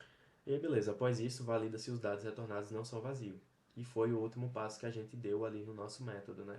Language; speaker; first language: Portuguese; native; Portuguese